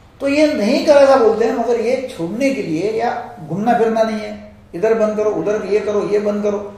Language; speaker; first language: Hindi; non-native, local second language; Marathi